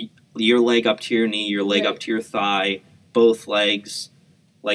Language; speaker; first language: English; native; English